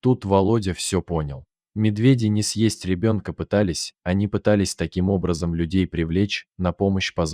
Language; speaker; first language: Russian; native; Russian